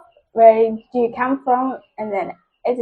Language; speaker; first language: English; non-native, local second language; Indonesian